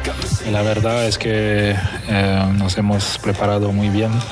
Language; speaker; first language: Spanish; non-native, fluent; French